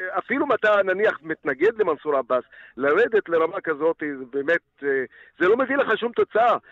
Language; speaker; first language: Hebrew; non-native, local second language; Arabic